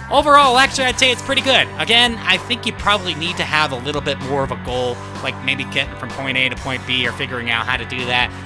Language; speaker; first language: English; native; English